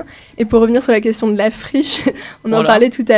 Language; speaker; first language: French; native; French